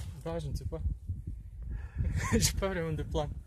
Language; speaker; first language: French; non-native, learner; Croatian